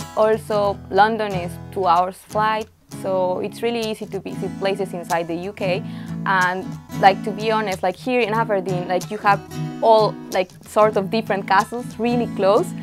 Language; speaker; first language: English; non-native, fluent; Spanish